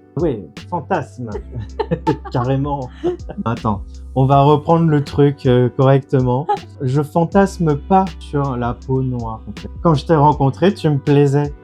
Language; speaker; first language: French; native; French